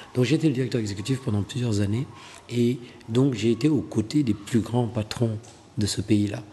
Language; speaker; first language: French; non-native, local second language; Wolof